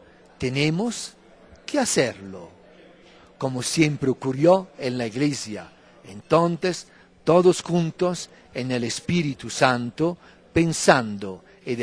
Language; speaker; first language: Spanish; non-native, fluent; Italian